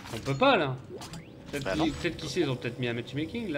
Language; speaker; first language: French; native; French